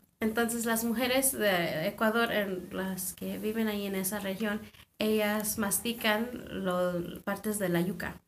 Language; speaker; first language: Spanish; non-native, fluent; English